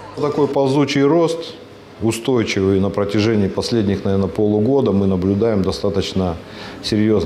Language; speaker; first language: Russian; native; Russian